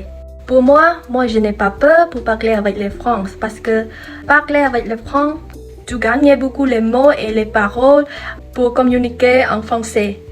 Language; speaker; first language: French; non-native, learner; Khmer